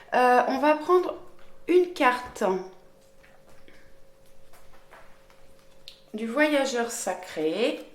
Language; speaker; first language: French; native; French